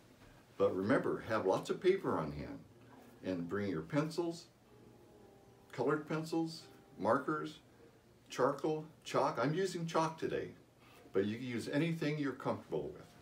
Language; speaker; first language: English; native; English